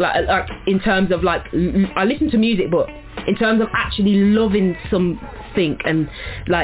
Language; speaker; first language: English; native; English